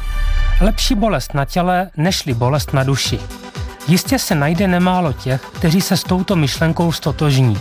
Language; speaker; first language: Czech; native; Czech